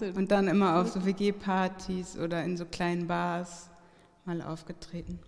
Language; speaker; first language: German; native; German